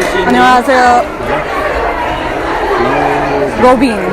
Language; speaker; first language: Korean; non-native, learner; English